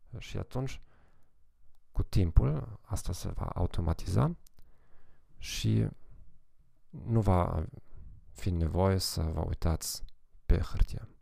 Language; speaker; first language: Romanian; non-native, fluent; German